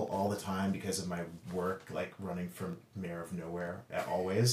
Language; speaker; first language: English; native; English